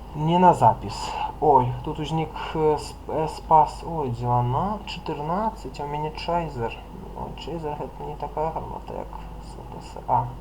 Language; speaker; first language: Belarusian; non-native, local second language; Russian